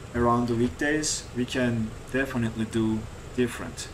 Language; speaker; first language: English; non-native, fluent; Turkish